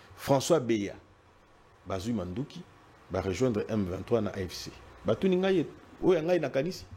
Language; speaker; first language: Lingala; non-native, local second language; Luba-Lulua